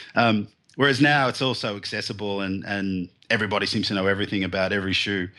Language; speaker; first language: English; native; English